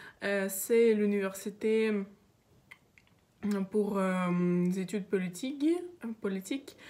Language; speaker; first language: French; non-native, learner; Russian